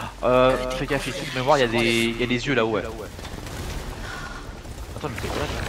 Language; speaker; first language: French; native; French